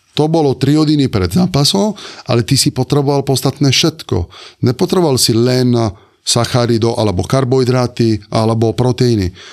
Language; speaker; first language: Slovak; non-native, fluent; Italian